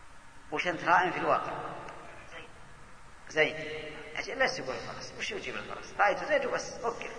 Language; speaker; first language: Arabic; native; Arabic